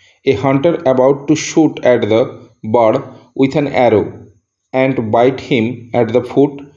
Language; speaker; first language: English; non-native, local second language; Bangla